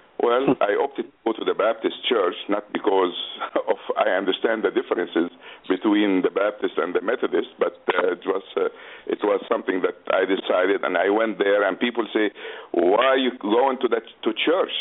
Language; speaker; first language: English; non-native, fluent; Arabic